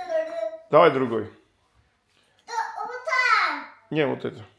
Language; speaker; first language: Russian; non-native, fluent; Armenian